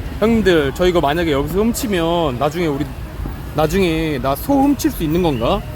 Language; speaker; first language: Korean; native; Korean